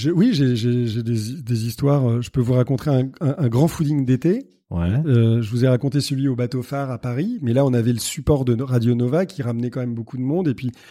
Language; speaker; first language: French; native; French